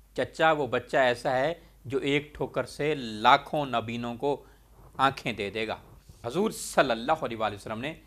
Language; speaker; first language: Urdu; non-native, local second language; Punjabi